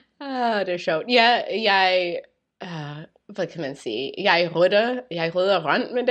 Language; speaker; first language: Danish; non-native, learner; English